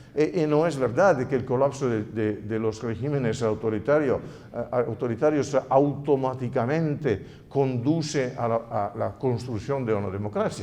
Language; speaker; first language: Spanish; non-native, fluent; Italian